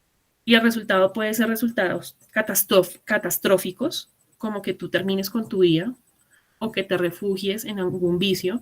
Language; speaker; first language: Spanish; native; Spanish